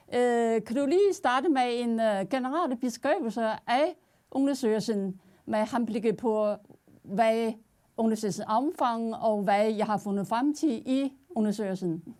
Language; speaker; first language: Danish; non-native, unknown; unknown